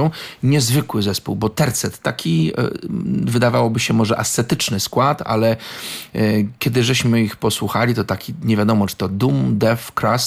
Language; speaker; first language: Polish; native; Polish